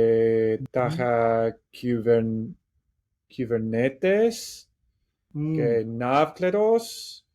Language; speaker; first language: Greek; non-native, learner; English